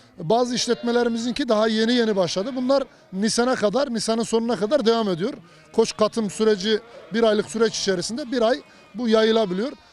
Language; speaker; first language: Turkish; native; Turkish